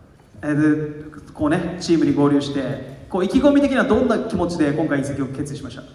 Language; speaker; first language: Japanese; native; Japanese